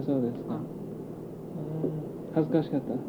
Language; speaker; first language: Japanese; early bilingual, heritage; Japanese